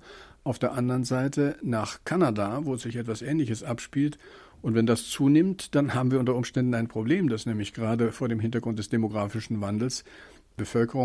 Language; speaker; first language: German; native; German